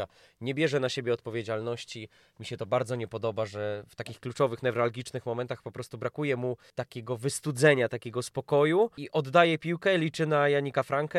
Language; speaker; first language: Polish; native; Polish